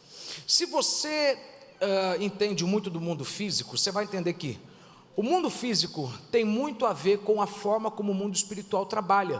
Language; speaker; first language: Portuguese; native; Portuguese